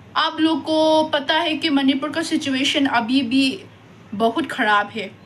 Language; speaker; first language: Hindi; non-native, local second language; Manipuri